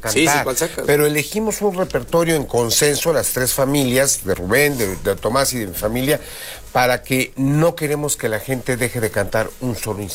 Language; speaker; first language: Spanish; native; Spanish